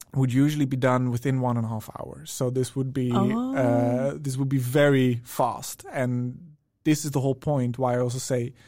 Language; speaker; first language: English; non-native, fluent; Dutch